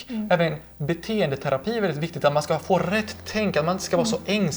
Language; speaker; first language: Swedish; native; Swedish